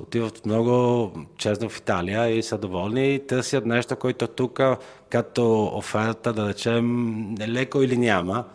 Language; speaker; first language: Bulgarian; non-native, fluent; Italian